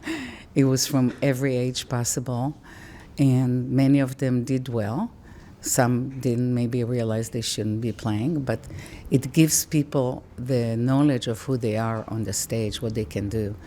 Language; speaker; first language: English; non-native, fluent; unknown